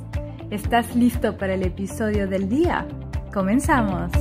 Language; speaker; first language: Spanish; native; Spanish